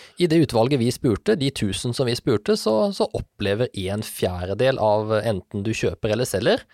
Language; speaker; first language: Norwegian; native; Norwegian